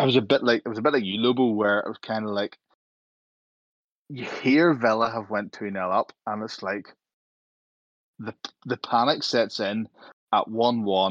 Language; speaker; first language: English; native; English